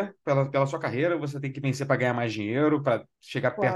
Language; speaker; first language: Portuguese; native; Portuguese